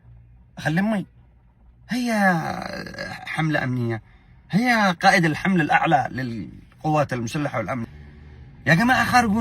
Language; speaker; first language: Arabic; native; Arabic